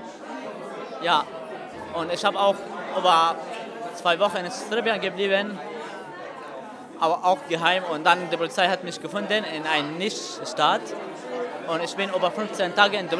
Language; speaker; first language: German; non-native, learner; Arabic